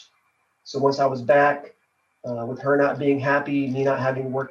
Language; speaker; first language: English; native; English